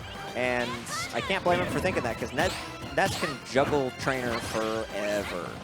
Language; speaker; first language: English; native; English